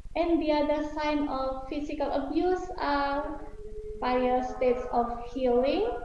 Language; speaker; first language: English; non-native, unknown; Indonesian